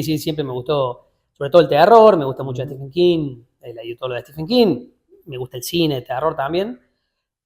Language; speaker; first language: Spanish; native; Spanish